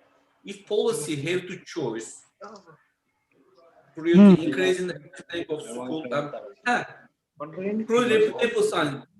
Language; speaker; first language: English; non-native, learner; Turkish